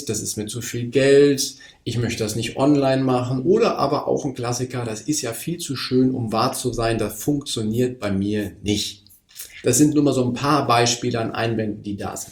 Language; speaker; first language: German; native; German